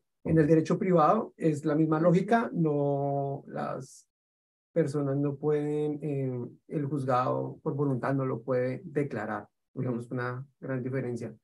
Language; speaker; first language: Spanish; native; Spanish